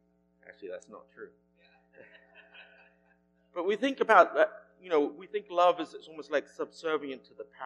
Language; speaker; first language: English; native; English